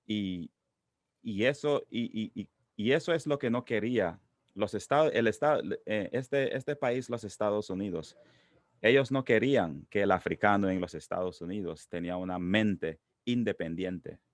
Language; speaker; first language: Spanish; non-native, local second language; English